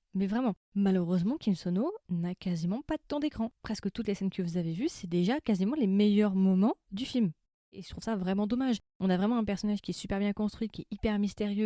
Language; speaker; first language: French; native; French